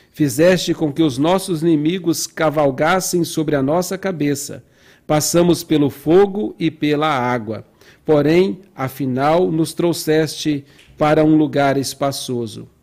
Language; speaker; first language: Portuguese; native; Portuguese